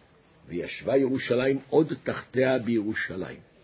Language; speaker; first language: Hebrew; native; Hebrew